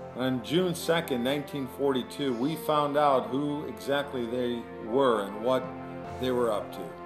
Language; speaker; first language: English; native; English